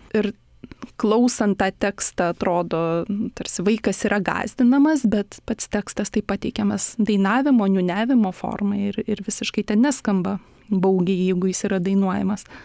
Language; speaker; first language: Lithuanian; native; Lithuanian